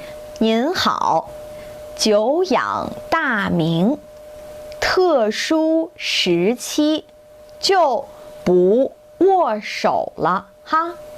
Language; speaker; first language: Chinese; native; Chinese